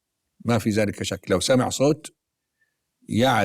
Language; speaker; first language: Arabic; native; Arabic